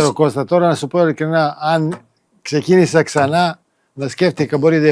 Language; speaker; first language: Greek; non-native, fluent; Serbian